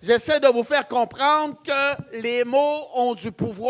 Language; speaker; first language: French; native; French